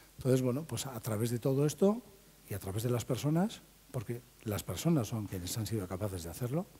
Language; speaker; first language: Spanish; native; Spanish